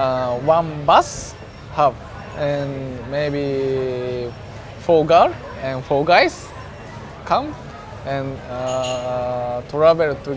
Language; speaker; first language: English; non-native, learner; Japanese